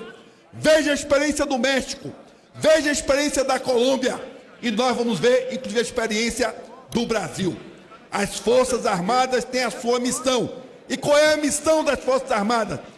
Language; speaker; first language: Portuguese; native; Portuguese